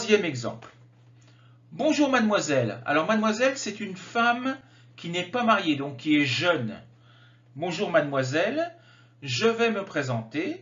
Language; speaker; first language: French; native; French